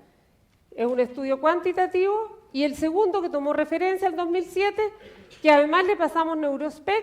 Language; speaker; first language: Spanish; native; Spanish